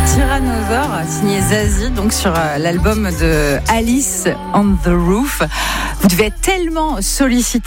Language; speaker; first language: French; native; French